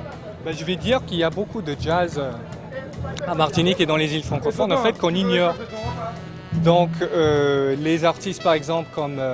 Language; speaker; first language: French; non-native, fluent; English